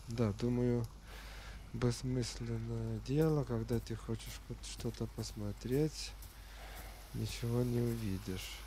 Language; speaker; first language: Russian; non-native, fluent; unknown